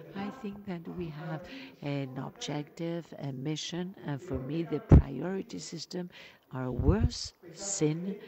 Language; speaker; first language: English; non-native, fluent; Spanish